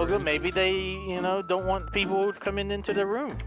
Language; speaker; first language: English; native; English